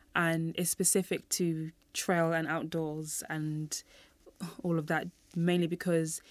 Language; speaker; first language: English; native; English